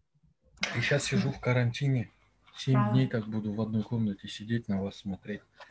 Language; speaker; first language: Russian; native; Russian